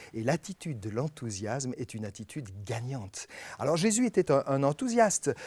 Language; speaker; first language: French; native; French